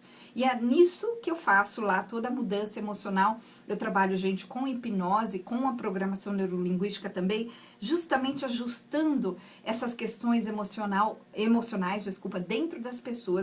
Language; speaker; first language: Portuguese; native; Portuguese